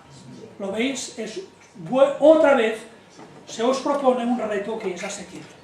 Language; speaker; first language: Spanish; native; Spanish